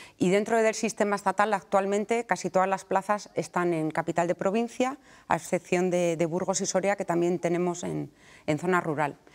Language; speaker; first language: Spanish; native; Spanish